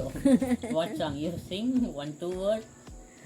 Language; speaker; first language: English; non-native, local second language; Tamil